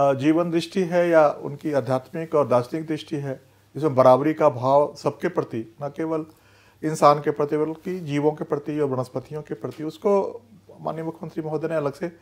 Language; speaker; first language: Hindi; native; Hindi